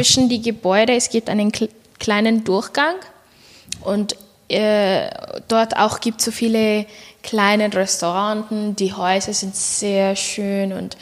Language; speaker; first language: German; non-native, learner; Arabic